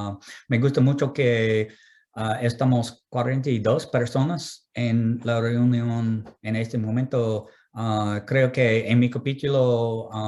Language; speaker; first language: Spanish; non-native, fluent; English